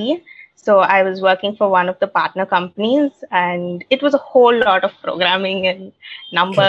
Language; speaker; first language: English; non-native, local second language; Tamil